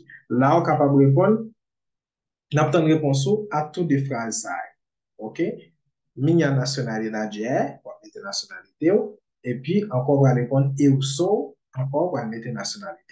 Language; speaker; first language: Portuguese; non-native, learner; Haitian Creole